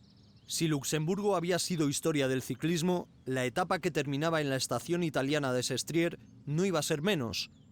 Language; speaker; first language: Spanish; native; Spanish